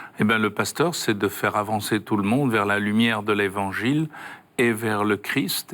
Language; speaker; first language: French; native; French